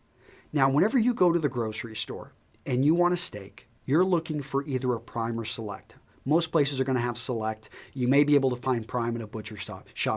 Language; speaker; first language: English; native; English